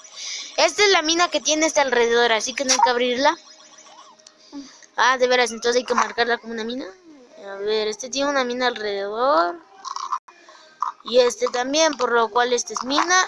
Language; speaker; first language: Spanish; native; Spanish